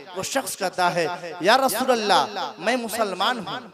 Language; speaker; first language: Urdu; non-native, local second language; Bangla